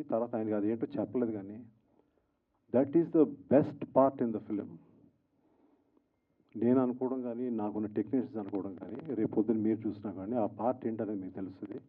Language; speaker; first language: Telugu; native; Telugu